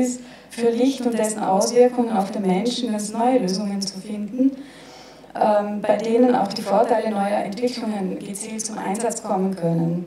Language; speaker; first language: German; native; German